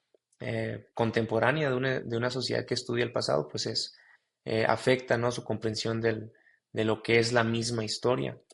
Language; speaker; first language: Spanish; native; Spanish